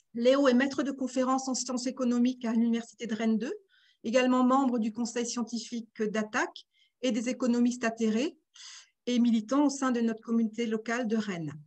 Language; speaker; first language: French; native; French